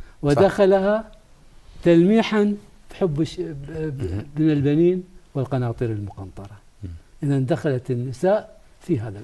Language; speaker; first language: Arabic; native; Arabic